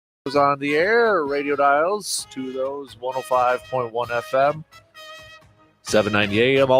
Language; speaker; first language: English; native; English